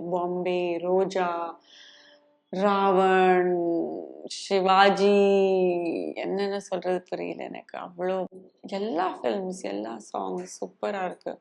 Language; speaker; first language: Tamil; non-native, local second language; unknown